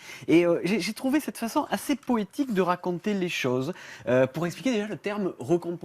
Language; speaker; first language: French; native; French